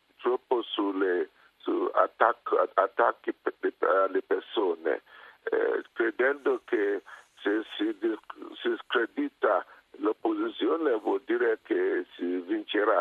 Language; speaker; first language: Italian; non-native, fluent; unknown